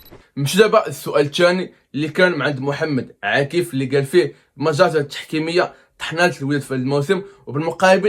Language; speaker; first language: Arabic; native; Arabic